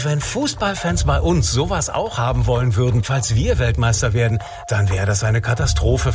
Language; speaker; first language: German; native; German